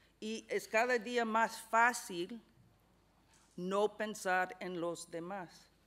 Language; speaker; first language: Spanish; non-native, fluent; English